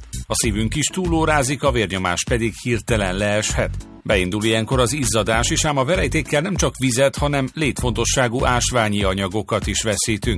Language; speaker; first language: Hungarian; native; Hungarian